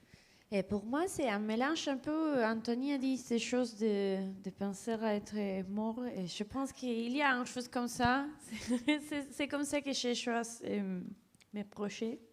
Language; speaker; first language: French; non-native, fluent; Spanish